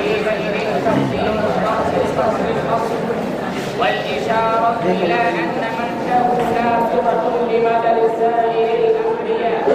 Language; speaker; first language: Arabic; non-native, learner; Urdu